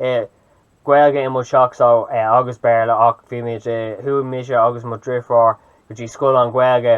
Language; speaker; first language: Irish; non-native, local second language; English